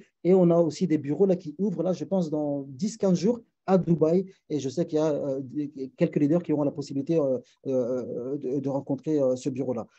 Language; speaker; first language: French; native; French